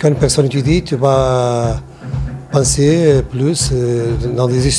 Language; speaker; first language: French; non-native, learner; Portuguese